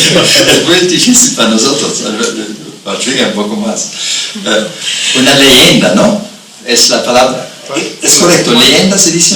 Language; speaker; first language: Spanish; non-native, fluent; German